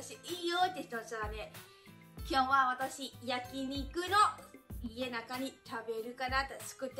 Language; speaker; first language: Japanese; non-native, learner; Lao